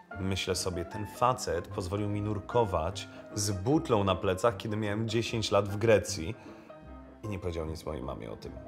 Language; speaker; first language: Polish; native; Polish